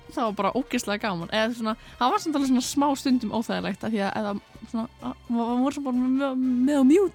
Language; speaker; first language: Icelandic; native; Icelandic